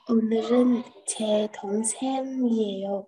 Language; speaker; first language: Korean; non-native, learner; Vietnamese